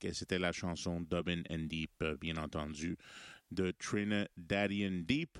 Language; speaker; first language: French; native; French